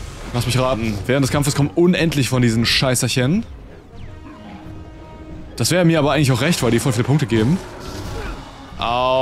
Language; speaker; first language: German; native; German